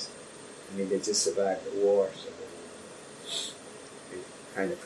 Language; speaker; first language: English; native; English